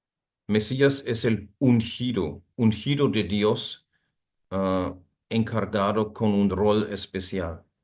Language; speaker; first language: Spanish; non-native, fluent; German